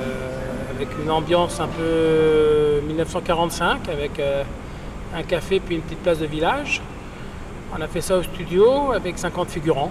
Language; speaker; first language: French; native; French